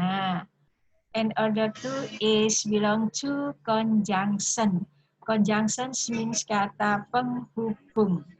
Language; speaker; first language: English; non-native, learner; Indonesian